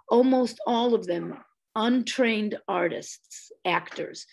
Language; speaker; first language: English; native; English